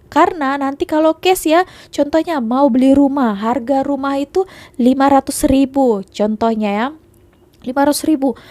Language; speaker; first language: Indonesian; native; Indonesian